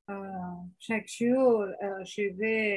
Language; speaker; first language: French; non-native, learner; Spanish